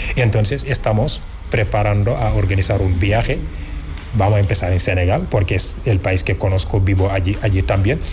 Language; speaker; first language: Spanish; non-native, fluent; Wolof